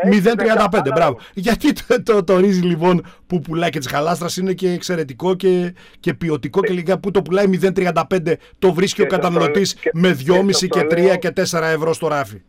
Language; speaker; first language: Greek; native; Greek